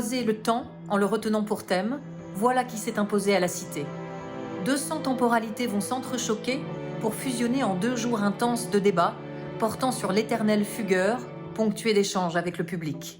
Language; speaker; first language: French; native; French